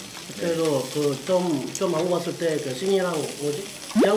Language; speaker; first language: Korean; non-native, learner; Indonesian